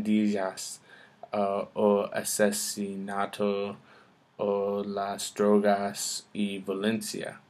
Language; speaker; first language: Spanish; non-native, learner; English